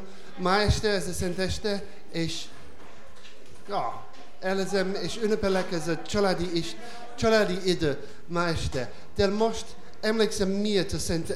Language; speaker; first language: Hungarian; non-native, learner; English